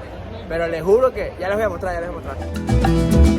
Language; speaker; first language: Spanish; native; Spanish